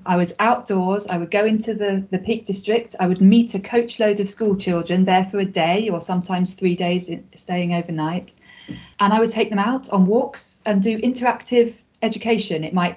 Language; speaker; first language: English; native; English